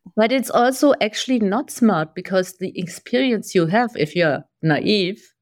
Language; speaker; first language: English; non-native, fluent; German